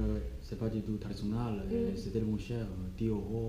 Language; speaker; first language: French; non-native, learner; Chinese